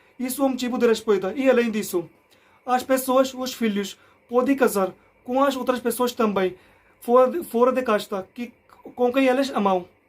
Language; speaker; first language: Portuguese; non-native, learner; Hindi